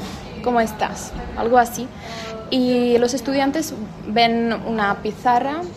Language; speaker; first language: Spanish; non-native, fluent; Czech